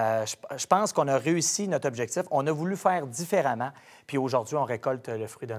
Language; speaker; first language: French; native; French